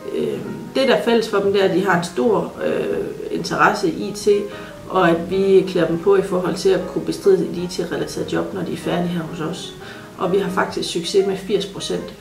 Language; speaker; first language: Danish; native; Danish